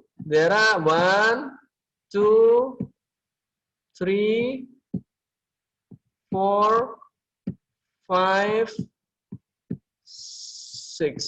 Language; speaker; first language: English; non-native, learner; Indonesian